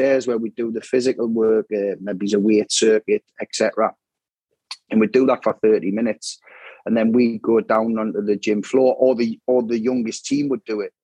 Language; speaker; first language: English; native; English